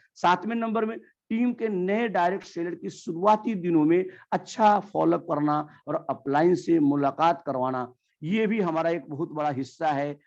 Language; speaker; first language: Hindi; native; Hindi